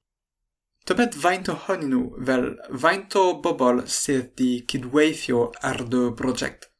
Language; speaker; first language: Welsh; non-native, fluent; French